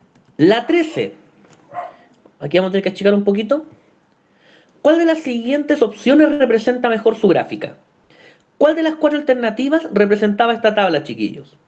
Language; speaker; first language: Spanish; native; Spanish